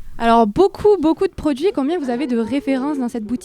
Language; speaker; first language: French; native; French